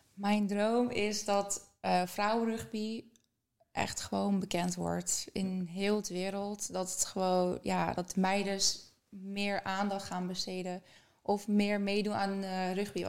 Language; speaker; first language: Dutch; early bilingual, other home language; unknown